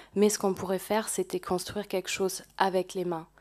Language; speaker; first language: French; non-native, fluent; German